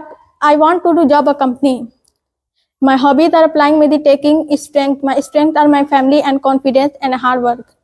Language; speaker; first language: English; non-native, learner; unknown